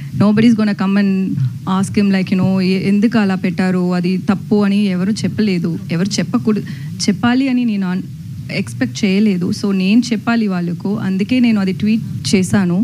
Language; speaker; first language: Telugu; non-native, learner; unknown